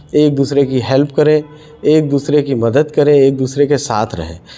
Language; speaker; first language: Hindi; native; Hindi